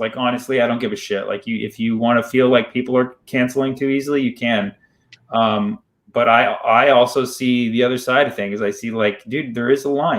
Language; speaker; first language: English; early bilingual, other home language; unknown